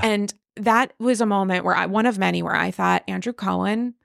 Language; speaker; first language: English; native; English